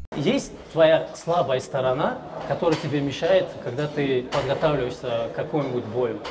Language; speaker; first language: Russian; non-native, local second language; Tajik